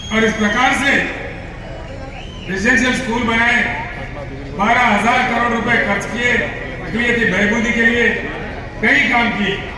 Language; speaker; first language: Hindi; non-native, local second language; Telugu